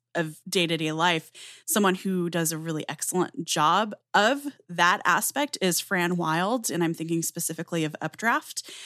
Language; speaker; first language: English; native; English